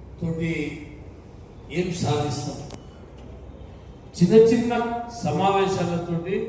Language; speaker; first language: Telugu; native; Telugu